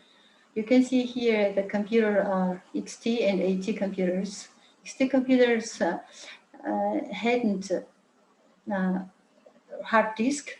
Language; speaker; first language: English; non-native, learner; Mongolian